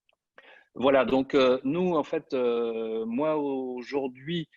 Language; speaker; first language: French; native; French